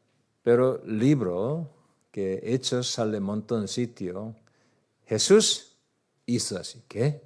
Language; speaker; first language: Spanish; non-native, learner; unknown